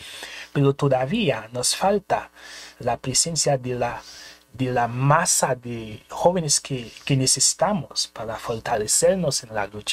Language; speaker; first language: Spanish; non-native, fluent; Haitian Creole